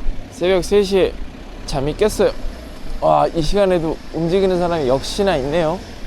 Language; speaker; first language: Korean; native; Korean